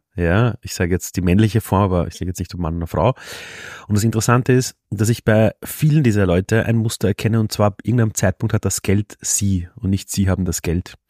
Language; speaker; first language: German; native; German